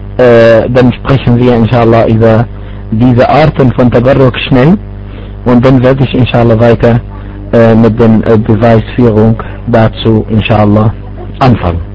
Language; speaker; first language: German; non-native, fluent; Arabic